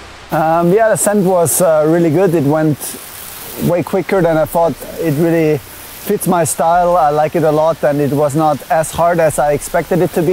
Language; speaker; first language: English; non-native, fluent; German